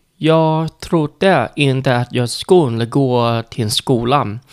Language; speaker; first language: Swedish; non-native, learner; Vietnamese